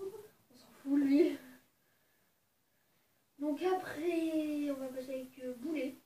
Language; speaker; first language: French; native; French